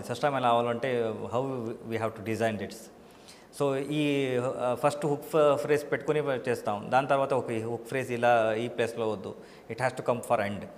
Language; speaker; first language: Telugu; non-native, learner; Kannada